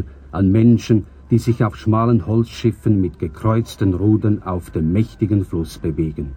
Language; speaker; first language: German; native; German